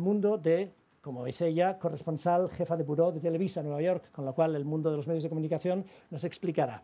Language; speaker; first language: Spanish; native; Spanish